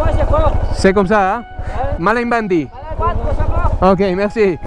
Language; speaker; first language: French; non-native, learner; Spanish